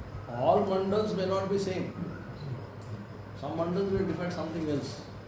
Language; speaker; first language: English; non-native, local second language; Telugu